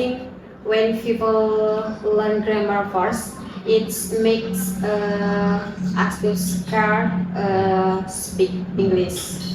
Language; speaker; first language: English; non-native, learner; Indonesian